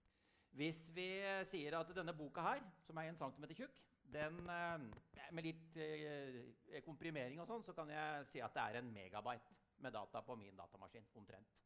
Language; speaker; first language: Norwegian; native; Norwegian